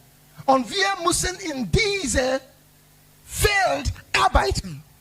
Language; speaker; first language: German; non-native, learner; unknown